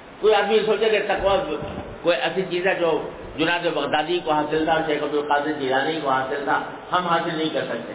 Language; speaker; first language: Urdu; native; Urdu